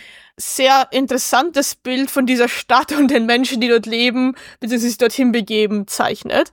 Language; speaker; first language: German; native; German